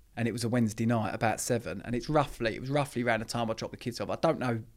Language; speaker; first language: English; native; English